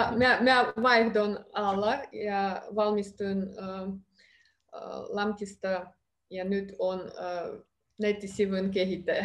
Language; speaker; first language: Finnish; non-native, learner; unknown